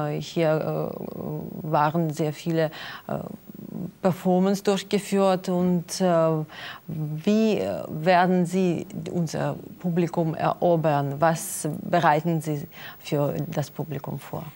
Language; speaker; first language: German; non-native, learner; Russian